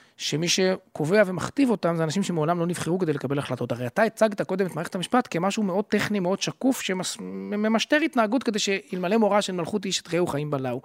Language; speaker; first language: Hebrew; native; Hebrew